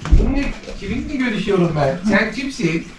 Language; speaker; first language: Turkish; native; Turkish